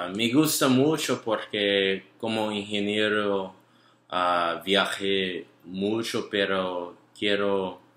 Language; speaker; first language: Spanish; non-native, learner; English